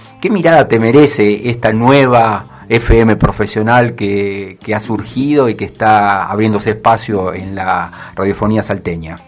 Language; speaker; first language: Spanish; native; Spanish